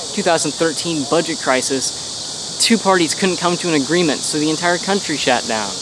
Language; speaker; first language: English; native; English